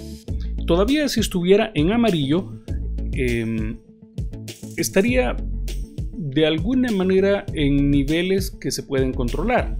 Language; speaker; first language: Spanish; native; Spanish